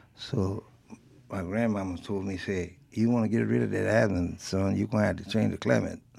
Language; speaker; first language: English; early bilingual, other home language; French